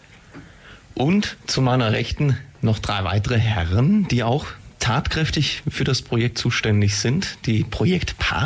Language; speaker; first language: German; native; German